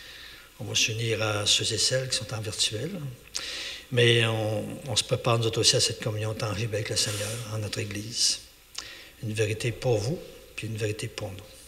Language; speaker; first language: French; native; French